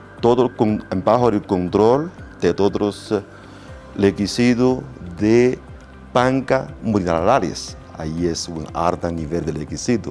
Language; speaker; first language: Spanish; non-native, learner; Chinese